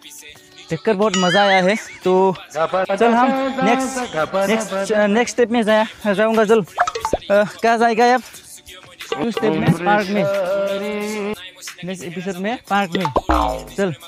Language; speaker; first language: Hindi; non-native, local second language; Bodo